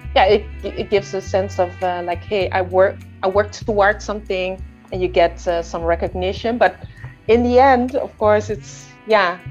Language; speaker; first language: English; early bilingual, other home language; Indonesian